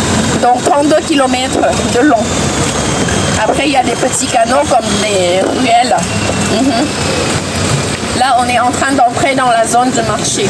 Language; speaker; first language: French; non-native, fluent; Thai